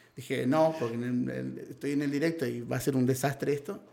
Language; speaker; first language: Spanish; native; Spanish